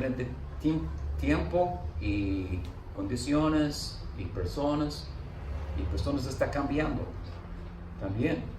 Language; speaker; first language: Spanish; non-native, learner; English